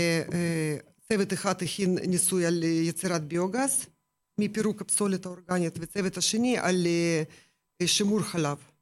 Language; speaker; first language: Hebrew; non-native, fluent; Russian